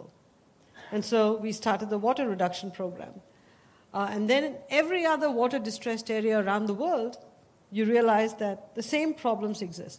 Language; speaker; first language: English; non-native, local second language; Tamil